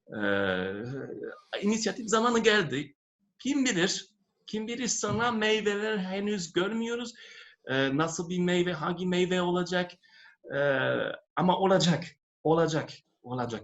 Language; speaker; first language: Turkish; non-native, fluent; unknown